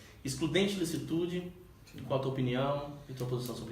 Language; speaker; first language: Portuguese; native; Portuguese